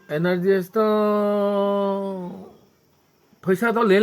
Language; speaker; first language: Hindi; non-native, local second language; Mizo